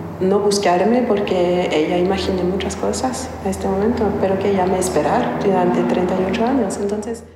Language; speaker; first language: Spanish; non-native, learner; French